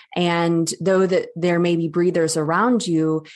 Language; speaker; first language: English; native; English